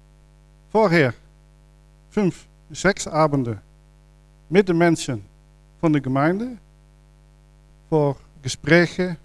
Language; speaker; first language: German; non-native, learner; Dutch